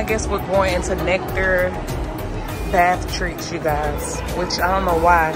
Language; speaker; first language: English; native; English